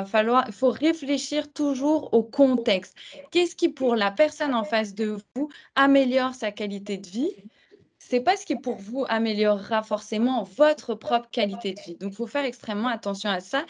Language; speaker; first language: French; native; French